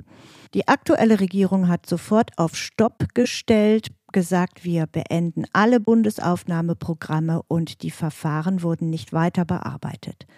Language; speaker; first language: German; native; German